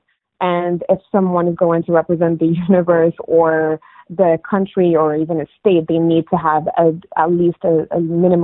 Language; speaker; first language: English; non-native, fluent; Arabic